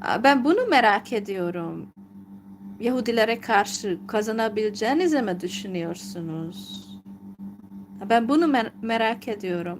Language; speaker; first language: Turkish; non-native, fluent; Hungarian